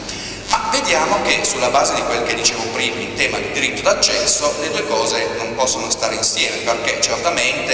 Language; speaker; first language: Italian; native; Italian